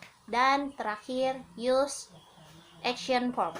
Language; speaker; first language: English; non-native, learner; Indonesian